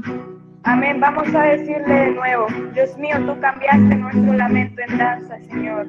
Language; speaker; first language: Spanish; native; Spanish